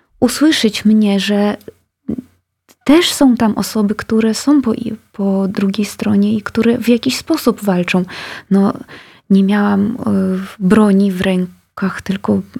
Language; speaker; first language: Polish; non-native, fluent; Russian